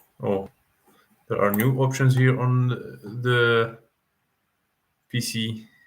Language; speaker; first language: English; non-native, fluent; Arabic